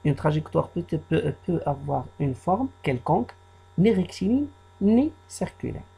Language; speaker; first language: French; non-native, local second language; Arabic